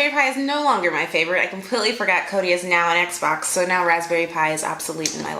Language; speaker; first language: English; native; English